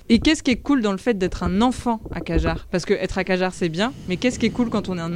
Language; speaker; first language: French; native; French